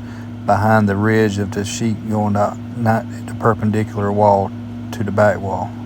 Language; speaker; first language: English; native; English